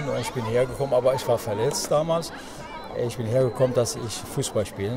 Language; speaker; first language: German; non-native, fluent; Arabic